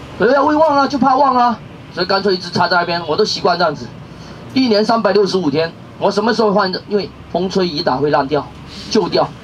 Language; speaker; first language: Chinese; non-native, fluent; Vietnamese